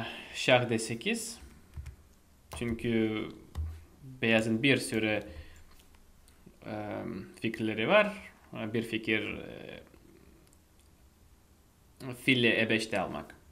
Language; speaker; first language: Turkish; non-native, fluent; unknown